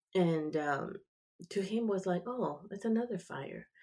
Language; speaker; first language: English; early bilingual, other home language; Spanish